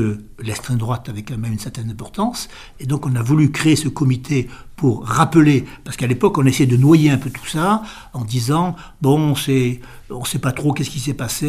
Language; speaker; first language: French; native; French